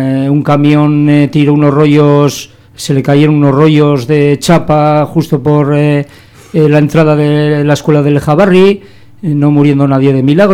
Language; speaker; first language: Spanish; native; Spanish